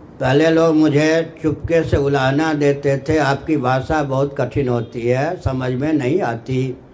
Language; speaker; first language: Hindi; non-native, local second language; Maithili